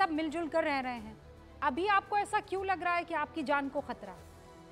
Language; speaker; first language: Hindi; native; Hindi